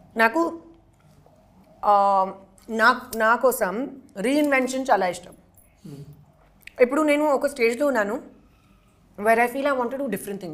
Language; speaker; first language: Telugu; non-native, learner; Hindi